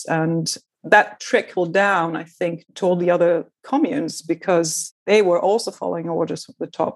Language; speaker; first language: English; non-native, fluent; Portuguese